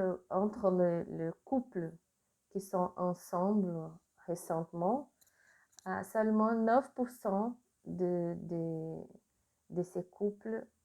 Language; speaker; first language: French; non-native, learner; Portuguese